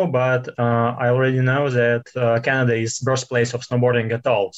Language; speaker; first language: English; non-native, fluent; Russian